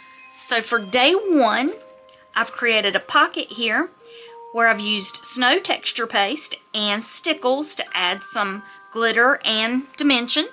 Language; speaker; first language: English; native; English